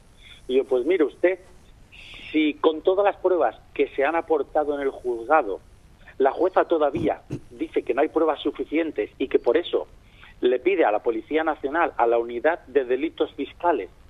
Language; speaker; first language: Spanish; native; Spanish